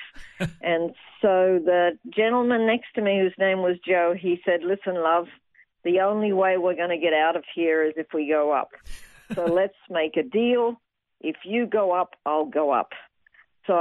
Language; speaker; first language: English; native; English